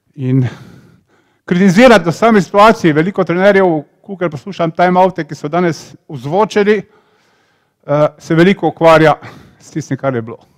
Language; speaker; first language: Slovenian; native; Slovenian